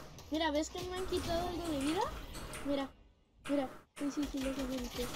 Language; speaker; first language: Spanish; native; Spanish